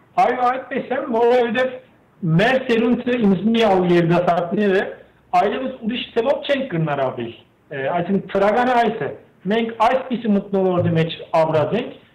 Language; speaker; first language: Armenian; native; Armenian